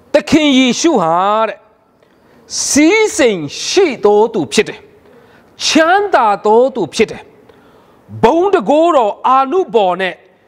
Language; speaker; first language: Burmese; non-native, local second language; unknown